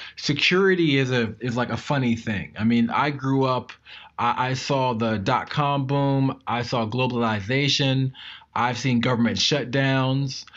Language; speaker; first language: English; native; English